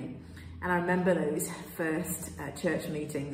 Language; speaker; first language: English; native; English